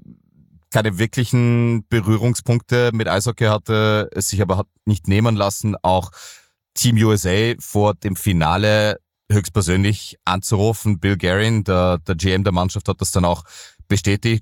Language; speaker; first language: German; native; German